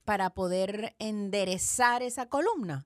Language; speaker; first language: Spanish; native; Spanish